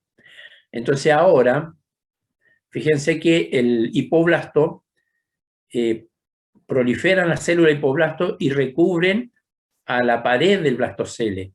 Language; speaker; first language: Spanish; native; Spanish